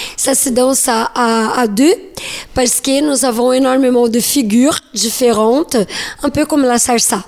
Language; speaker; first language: French; non-native, learner; Portuguese